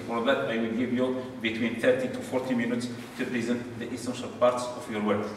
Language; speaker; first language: English; non-native, fluent; Arabic